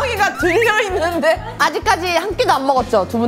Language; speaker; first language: Korean; native; Korean